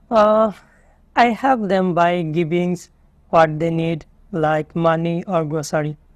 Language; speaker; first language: English; non-native, learner; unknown